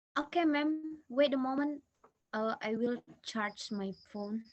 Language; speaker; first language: English; non-native, learner; Indonesian